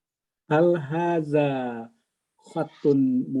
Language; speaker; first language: Arabic; non-native, learner; Indonesian